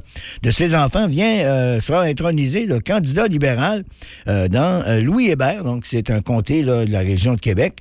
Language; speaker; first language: French; native; French